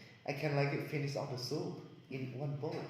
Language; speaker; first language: English; non-native, learner; Thai